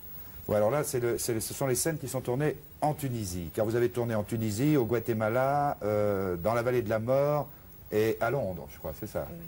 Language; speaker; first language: French; native; French